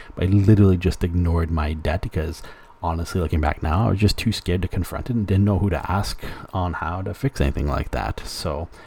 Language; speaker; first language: English; native; English